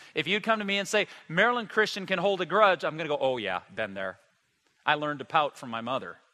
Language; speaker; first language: English; native; English